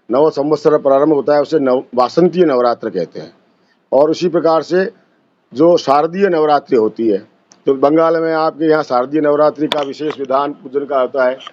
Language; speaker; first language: Hindi; native; Hindi